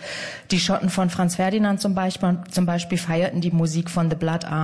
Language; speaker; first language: German; native; German